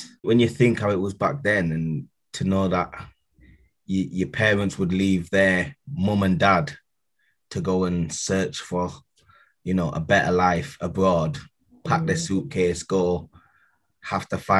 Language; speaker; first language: English; native; English